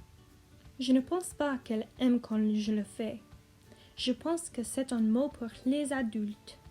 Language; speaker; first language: French; non-native, learner; English